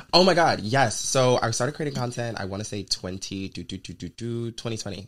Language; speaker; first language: English; native; English